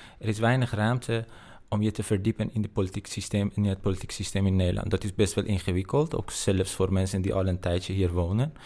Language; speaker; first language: Dutch; non-native, fluent; Persian